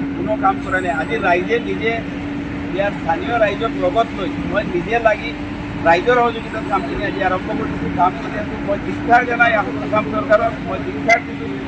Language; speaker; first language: Assamese; non-native, local second language; Bangla